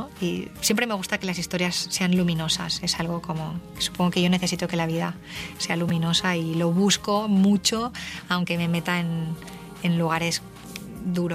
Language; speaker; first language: Spanish; native; Spanish